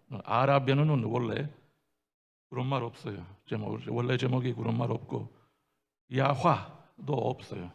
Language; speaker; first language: Korean; non-native, fluent; Italian